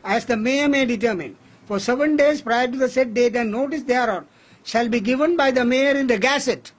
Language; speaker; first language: English; non-native, local second language; Tamil